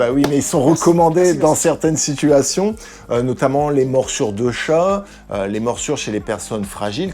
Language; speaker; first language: French; native; French